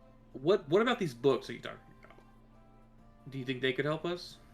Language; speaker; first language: English; native; English